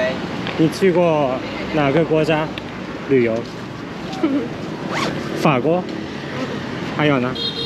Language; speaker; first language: Chinese; non-native, fluent; Japanese